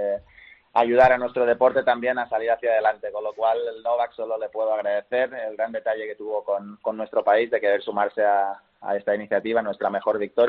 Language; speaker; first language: Spanish; native; Spanish